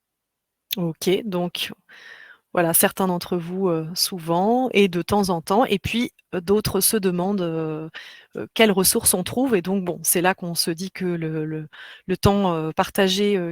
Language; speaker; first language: French; native; French